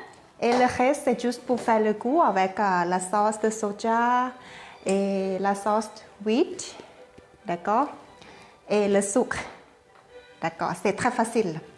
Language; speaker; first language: French; non-native, learner; Thai